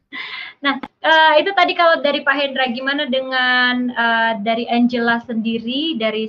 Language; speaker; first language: Indonesian; native; Indonesian